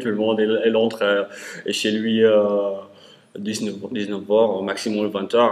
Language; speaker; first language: French; non-native, learner; Arabic